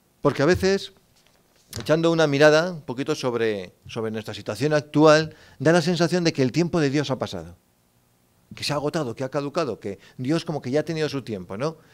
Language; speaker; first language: Spanish; native; Spanish